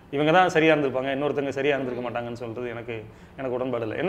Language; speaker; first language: Tamil; native; Tamil